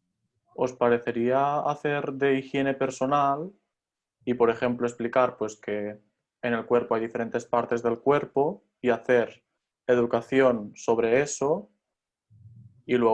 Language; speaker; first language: Spanish; native; Spanish